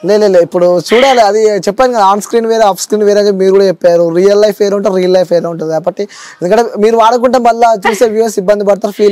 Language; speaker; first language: Telugu; native; Telugu